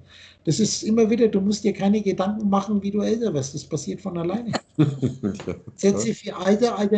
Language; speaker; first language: German; native; German